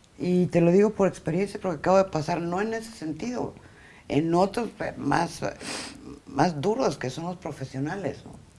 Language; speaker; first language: Spanish; native; Spanish